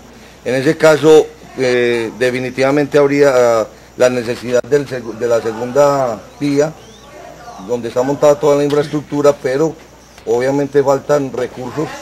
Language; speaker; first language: Spanish; native; Spanish